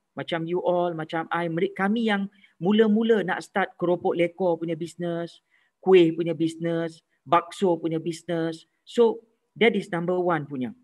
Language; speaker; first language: Malay; native; Malay